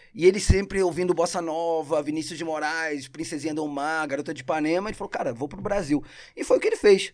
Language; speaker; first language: Portuguese; non-native, local second language; Spanish